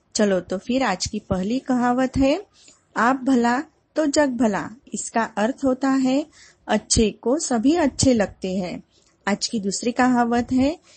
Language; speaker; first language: Hindi; non-native, local second language; Marathi